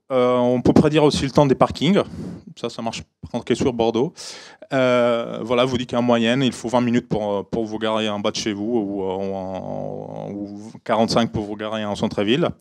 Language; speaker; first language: French; non-native, fluent; Italian